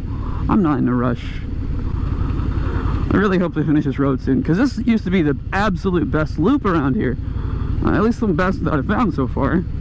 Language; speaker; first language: English; native; English